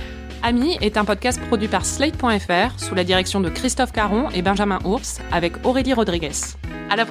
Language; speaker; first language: French; native; French